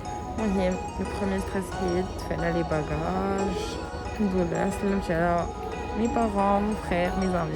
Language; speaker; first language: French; non-native, local second language; Arabic